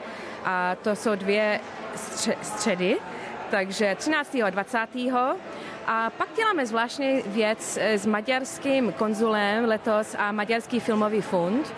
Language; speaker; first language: Czech; early bilingual, heritage; English